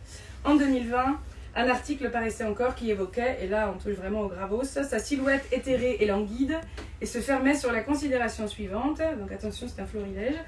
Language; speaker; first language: French; native; French